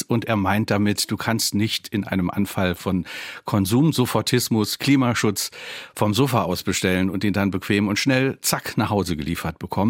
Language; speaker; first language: German; native; German